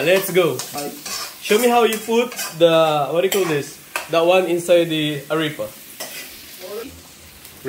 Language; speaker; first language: English; non-native, learner; Filipino